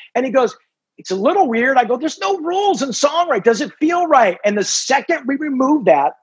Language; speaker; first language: English; native; English